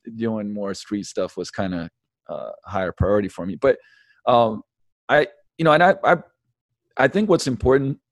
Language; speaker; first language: English; early bilingual, other home language; Slovenian